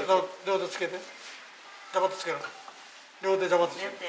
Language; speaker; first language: Japanese; native; Japanese